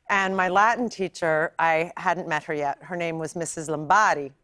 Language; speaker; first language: English; native; English